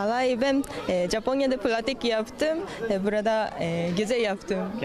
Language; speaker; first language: Turkish; non-native, learner; Japanese